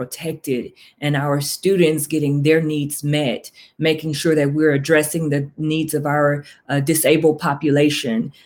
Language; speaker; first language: English; native; English